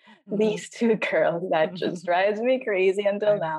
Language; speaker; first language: English; non-native, local second language; Filipino